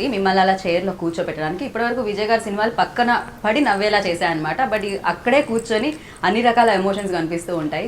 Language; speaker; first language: Telugu; native; Telugu